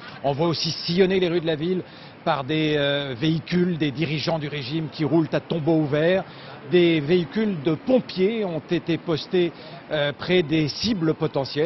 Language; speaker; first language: French; native; French